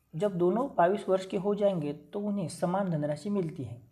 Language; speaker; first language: Hindi; non-native, local second language; Marathi